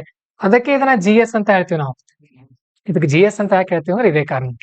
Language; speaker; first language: Kannada; native; Kannada